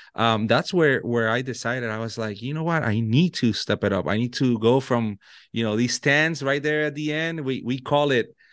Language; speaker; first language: English; non-native, fluent; Spanish